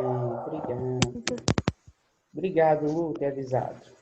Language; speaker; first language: Portuguese; native; Portuguese